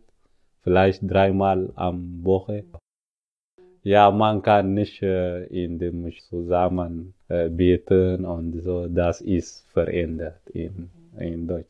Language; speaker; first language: German; non-native, learner; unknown